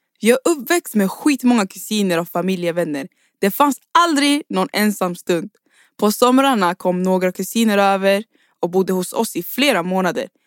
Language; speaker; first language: Swedish; early bilingual, other home language; Rundi